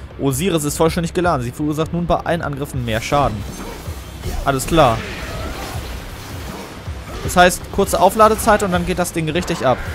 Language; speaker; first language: German; native; German